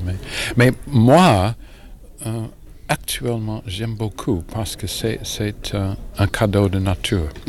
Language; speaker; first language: French; non-native, learner; English